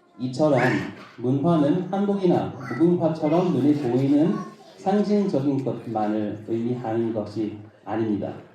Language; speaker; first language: Korean; non-native, fluent; English